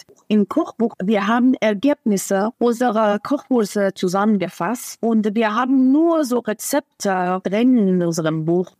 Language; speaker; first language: German; non-native, fluent; Persian